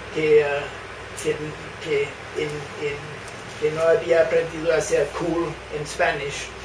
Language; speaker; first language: Spanish; non-native, fluent; Danish